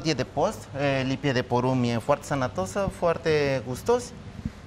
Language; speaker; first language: Romanian; non-native, fluent; Spanish